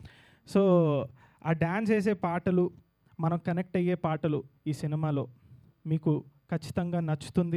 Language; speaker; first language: Telugu; native; Telugu